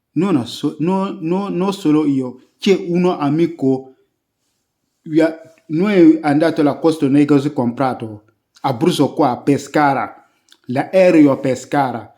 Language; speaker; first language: Italian; non-native, learner; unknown